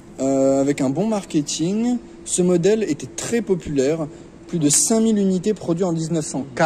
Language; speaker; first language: French; native; French